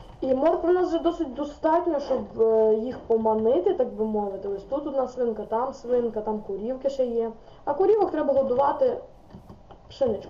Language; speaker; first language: Ukrainian; native; Ukrainian